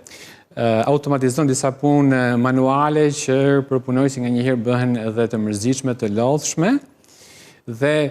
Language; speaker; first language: Albanian; native; Albanian